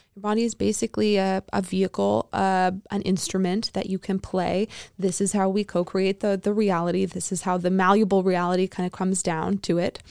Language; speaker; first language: English; native; English